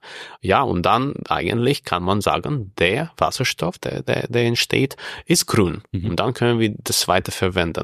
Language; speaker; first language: German; non-native, fluent; Russian